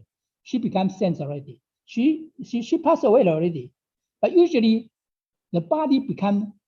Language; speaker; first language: English; non-native, fluent; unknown